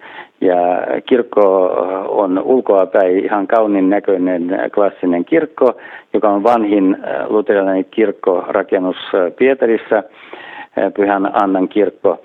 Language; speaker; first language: Finnish; non-native, fluent; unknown